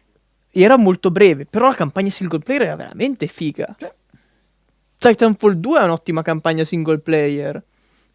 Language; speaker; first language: Italian; native; Italian